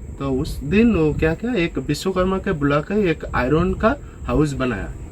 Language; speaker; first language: Hindi; non-native, local second language; Bangla